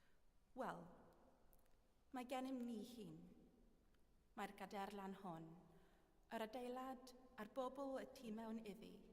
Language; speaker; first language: Welsh; non-native, fluent; English